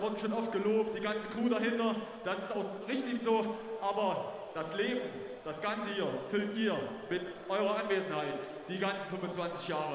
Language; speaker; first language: German; native; German